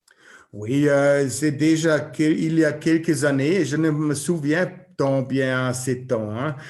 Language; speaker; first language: French; non-native, learner; German